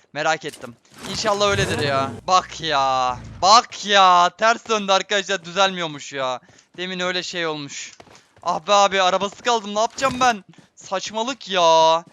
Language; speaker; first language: Turkish; native; Turkish